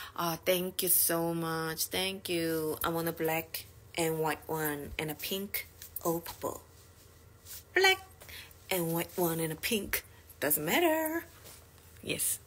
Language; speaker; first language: English; non-native, learner; Korean